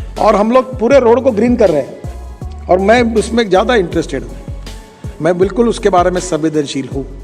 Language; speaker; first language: Hindi; non-native, local second language; Marathi